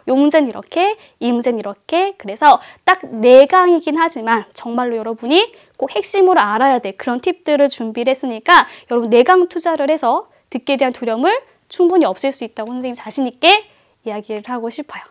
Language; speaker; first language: Korean; native; Korean